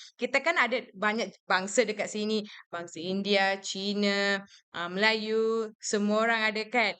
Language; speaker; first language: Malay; non-native, local second language; Tamil